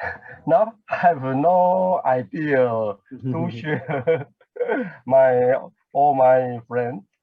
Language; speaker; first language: English; non-native, learner; Chinese